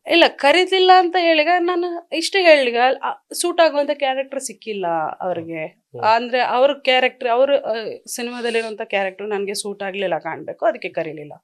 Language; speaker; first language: Kannada; non-native, local second language; Tulu